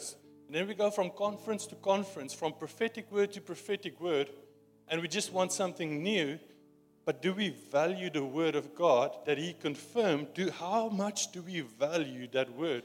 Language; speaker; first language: English; non-native, local second language; Afrikaans